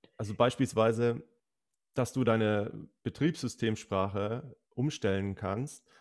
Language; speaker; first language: German; native; German